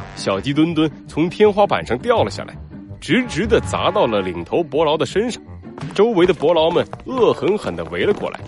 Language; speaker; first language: Chinese; native; Chinese